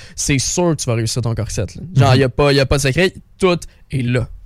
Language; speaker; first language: French; native; French